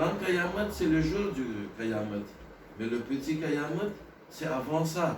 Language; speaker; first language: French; non-native, local second language; Gujarati